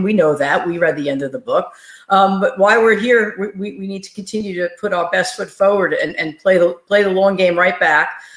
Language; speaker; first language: English; native; English